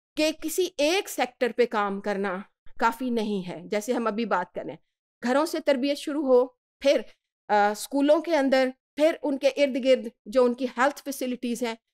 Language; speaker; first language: Urdu; native; Urdu